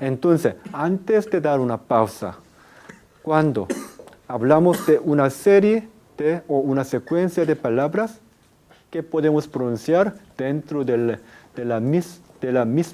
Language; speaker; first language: Spanish; non-native, fluent; Korean